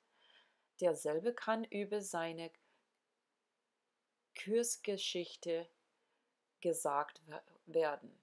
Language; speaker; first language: German; non-native, learner; English